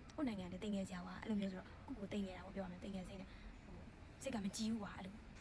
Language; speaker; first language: Burmese; native; Burmese